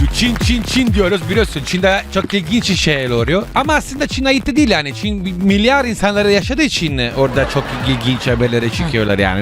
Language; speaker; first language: Turkish; non-native, learner; Italian